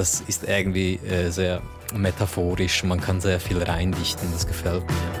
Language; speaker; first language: German; native; German